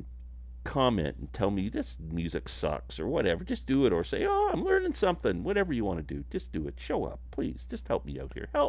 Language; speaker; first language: English; native; English